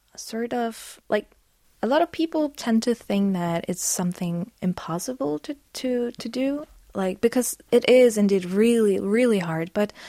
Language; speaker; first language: English; non-native, fluent; Polish